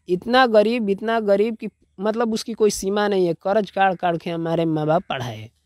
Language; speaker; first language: Hindi; native; Hindi